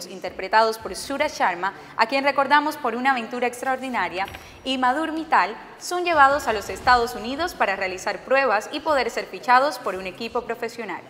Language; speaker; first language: Spanish; native; Spanish